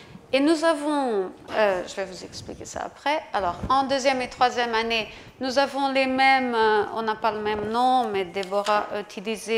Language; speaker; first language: French; non-native, fluent; Portuguese